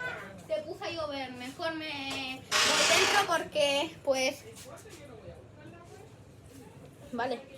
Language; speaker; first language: Spanish; native; Spanish